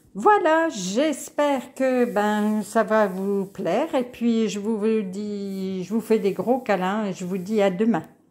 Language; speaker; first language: French; native; French